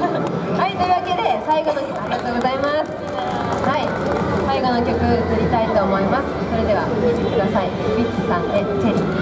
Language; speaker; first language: Japanese; native; Japanese